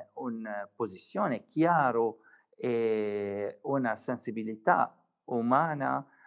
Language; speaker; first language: Italian; non-native, fluent; Arabic